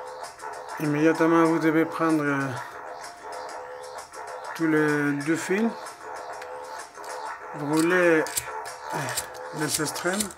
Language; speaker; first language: French; non-native, learner; Spanish